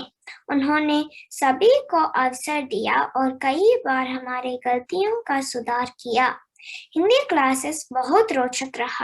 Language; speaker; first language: Hindi; early bilingual, heritage; Hindi